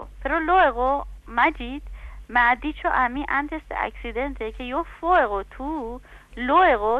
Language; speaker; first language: Spanish; non-native, learner; Persian